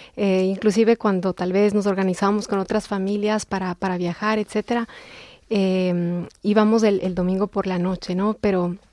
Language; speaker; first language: Spanish; native; Spanish